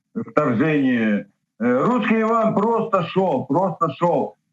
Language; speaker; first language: Russian; native; Russian